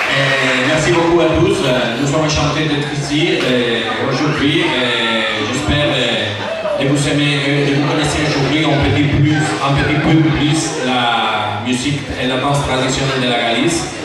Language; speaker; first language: French; non-native, learner; Galician